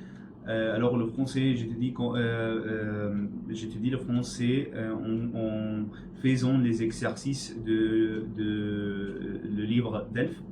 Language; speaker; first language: French; non-native, learner; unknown